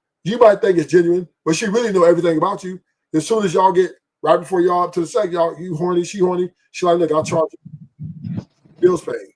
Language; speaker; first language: English; native; English